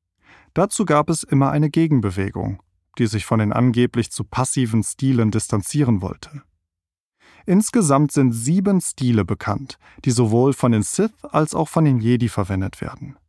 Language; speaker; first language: German; native; German